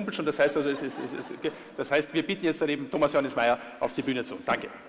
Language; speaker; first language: German; native; German